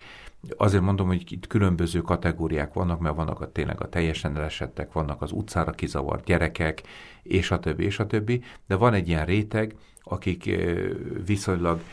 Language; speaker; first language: Hungarian; native; Hungarian